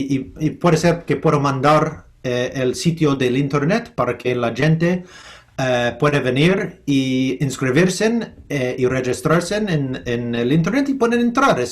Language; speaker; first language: Spanish; non-native, fluent; English